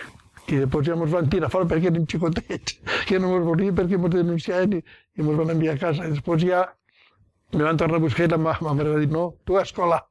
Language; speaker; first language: Catalan; native; Catalan